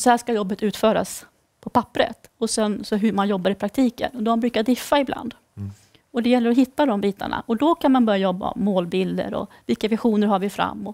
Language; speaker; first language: Swedish; native; Swedish